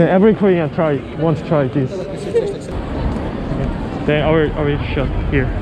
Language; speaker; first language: English; non-native, learner; Korean